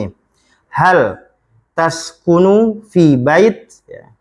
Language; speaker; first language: Arabic; non-native, fluent; Indonesian